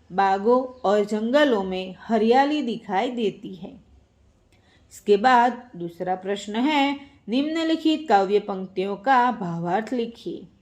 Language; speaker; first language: Hindi; non-native, local second language; Gujarati